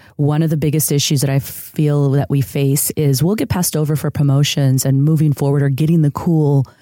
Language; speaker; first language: English; early bilingual, other home language; Spanish